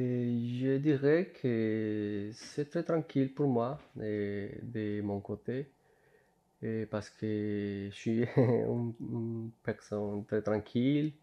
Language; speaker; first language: French; non-native, fluent; Spanish